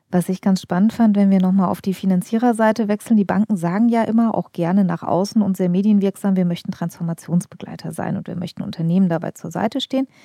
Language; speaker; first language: German; native; German